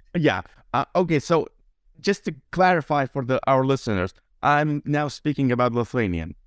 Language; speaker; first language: English; non-native, fluent; Lithuanian